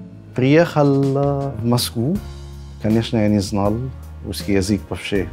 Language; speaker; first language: Russian; non-native, fluent; Arabic